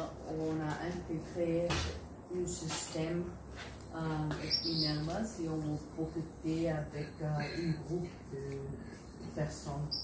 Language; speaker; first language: French; non-native, learner; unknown